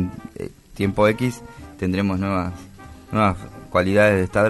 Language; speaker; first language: Spanish; native; Spanish